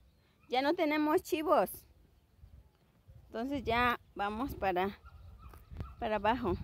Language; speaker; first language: Spanish; native; Spanish